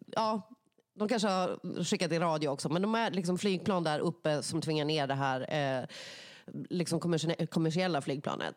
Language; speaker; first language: Swedish; native; Swedish